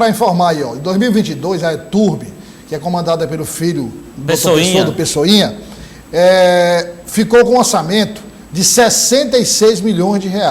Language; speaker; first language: Portuguese; native; Portuguese